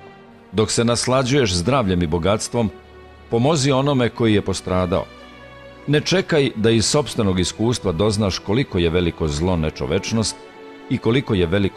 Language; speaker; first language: Serbian; native; Serbian